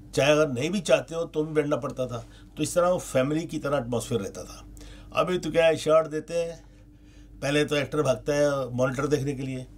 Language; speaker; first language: Hindi; native; Hindi